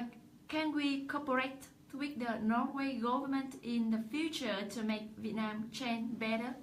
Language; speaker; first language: English; non-native, learner; Vietnamese